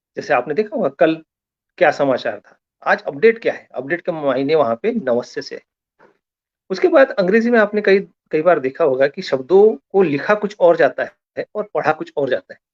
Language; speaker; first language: Hindi; non-native, local second language; Marathi